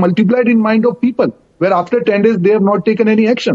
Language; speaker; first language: English; non-native, local second language; Gujarati